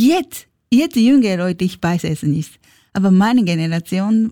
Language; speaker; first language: German; non-native, learner; Japanese